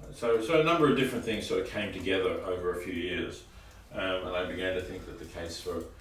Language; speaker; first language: English; native; English